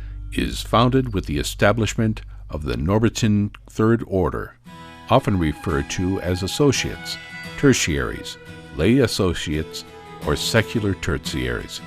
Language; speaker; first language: English; native; English